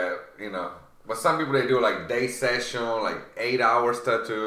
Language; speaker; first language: English; non-native, fluent; Italian